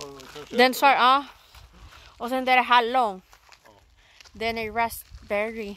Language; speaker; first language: Swedish; non-native, learner; Cebuano